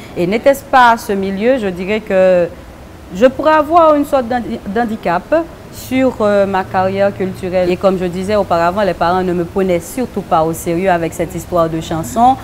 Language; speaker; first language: French; non-native, local second language; Haitian Creole